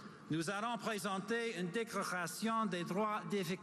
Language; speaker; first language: French; non-native, fluent; English